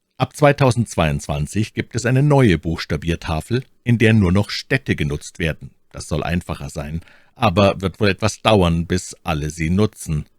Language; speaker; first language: German; native; German